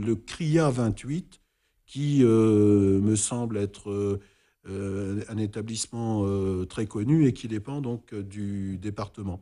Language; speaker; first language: French; native; French